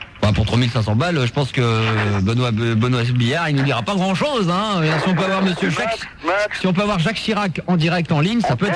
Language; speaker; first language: French; native; French